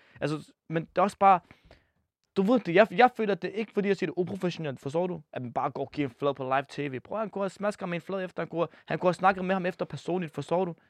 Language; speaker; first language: Danish; early bilingual, other home language; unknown